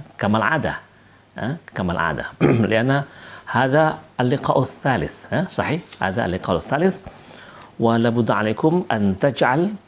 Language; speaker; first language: Arabic; non-native, fluent; Indonesian